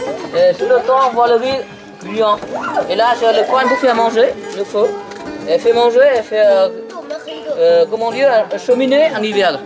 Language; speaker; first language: French; non-native, learner; Vietnamese